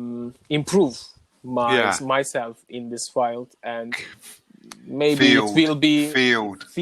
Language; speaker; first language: English; non-native, learner; Turkish